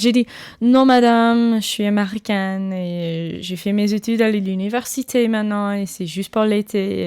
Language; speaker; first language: French; non-native, learner; English